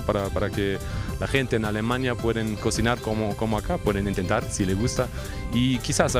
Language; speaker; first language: Spanish; non-native, fluent; German